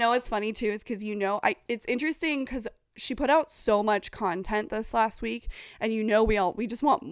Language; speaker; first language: English; native; English